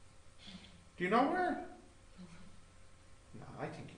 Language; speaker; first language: English; native; English